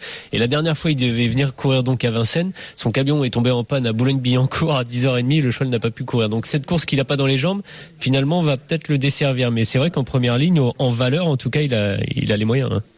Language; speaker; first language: French; native; French